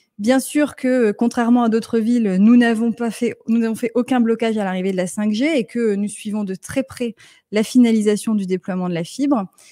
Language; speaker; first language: French; native; French